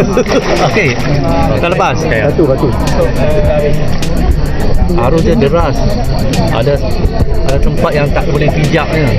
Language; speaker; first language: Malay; non-native, local second language; Chinese